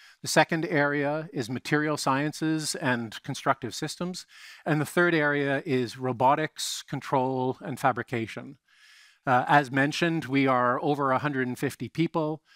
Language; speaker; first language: English; native; English